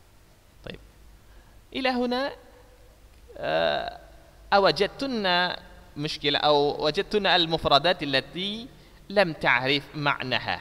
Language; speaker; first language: Arabic; non-native, fluent; Indonesian